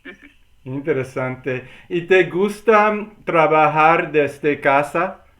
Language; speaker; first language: Spanish; non-native, learner; English